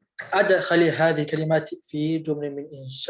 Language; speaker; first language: Arabic; non-native, fluent; English